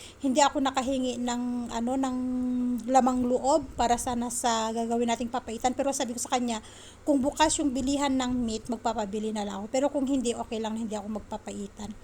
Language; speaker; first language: Filipino; native; Filipino